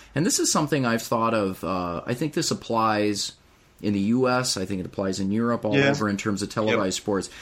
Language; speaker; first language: English; native; English